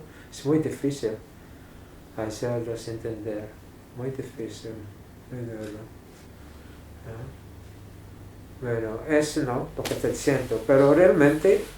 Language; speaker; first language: Spanish; non-native, fluent; English